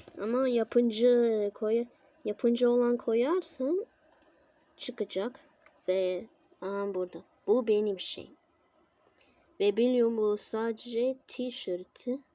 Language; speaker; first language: Turkish; non-native, learner; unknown